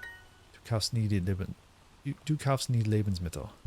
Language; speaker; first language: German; non-native, learner; English